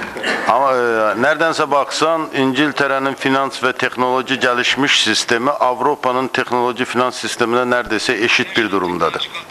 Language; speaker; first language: Turkish; non-native, fluent; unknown